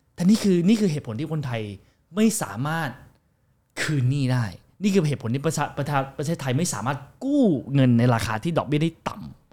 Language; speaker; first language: Thai; early bilingual, heritage; Thai